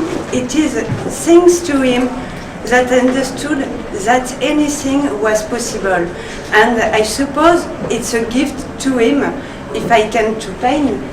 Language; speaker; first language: English; non-native, learner; French